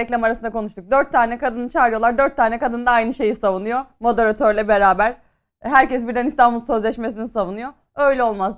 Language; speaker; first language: Turkish; native; Turkish